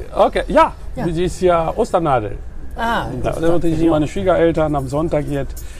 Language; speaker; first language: German; non-native, learner; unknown